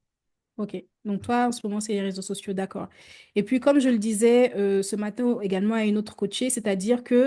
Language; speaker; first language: French; native; French